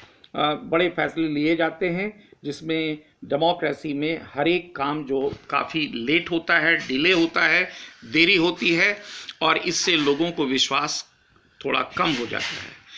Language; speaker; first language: Hindi; native; Hindi